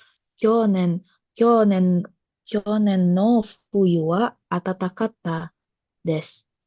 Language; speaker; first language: Japanese; non-native, learner; Indonesian